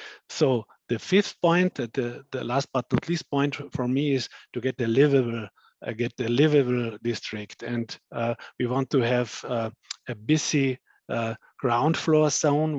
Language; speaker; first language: English; non-native, fluent; German